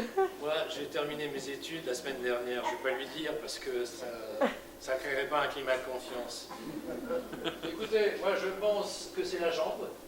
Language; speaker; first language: French; native; French